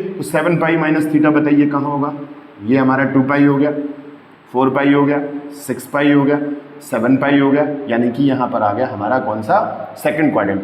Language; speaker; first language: Hindi; native; Hindi